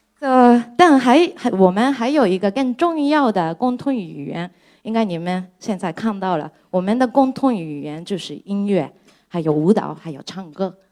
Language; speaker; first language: Chinese; non-native, fluent; Japanese